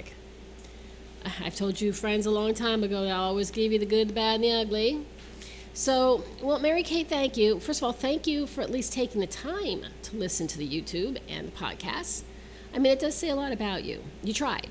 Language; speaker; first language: English; native; English